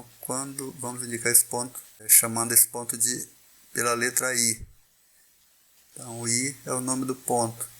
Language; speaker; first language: Portuguese; native; Portuguese